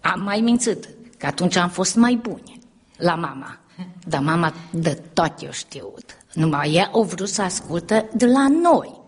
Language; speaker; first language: Romanian; early bilingual, heritage; Romanian